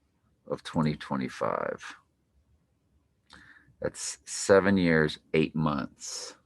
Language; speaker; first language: English; native; English